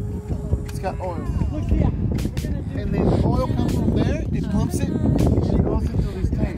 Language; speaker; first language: English; native; English